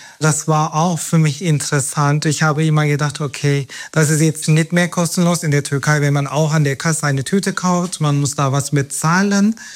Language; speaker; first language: German; non-native, fluent; Turkish